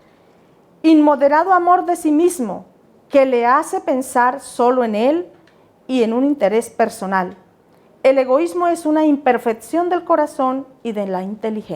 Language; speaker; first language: Spanish; native; Spanish